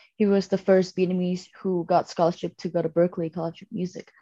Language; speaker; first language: English; non-native, fluent; Vietnamese